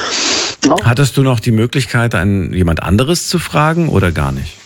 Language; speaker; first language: German; native; German